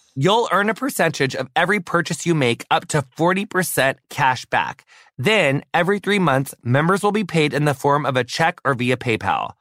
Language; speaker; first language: English; native; English